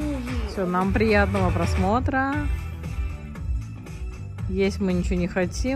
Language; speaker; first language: Russian; native; Russian